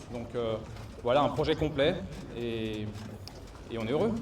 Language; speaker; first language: French; native; French